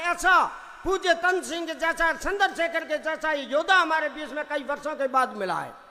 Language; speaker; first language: Hindi; non-native, local second language; Rajasthani